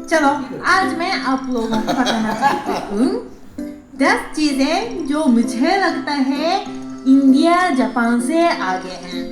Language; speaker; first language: Hindi; non-native, fluent; Japanese